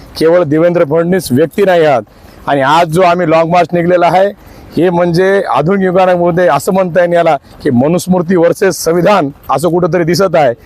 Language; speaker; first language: Marathi; native; Marathi